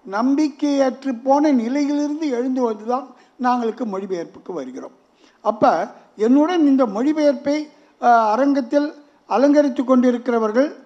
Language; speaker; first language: Tamil; native; Tamil